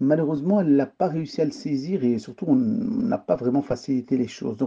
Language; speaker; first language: French; early bilingual, other home language; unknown